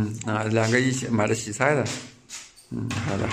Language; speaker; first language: Chinese; native; Chinese